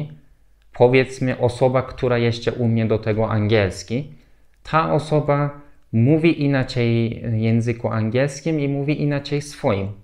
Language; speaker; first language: Polish; non-native, learner; Turkish